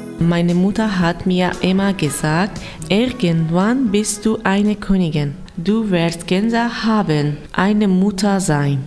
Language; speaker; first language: German; non-native, learner; Persian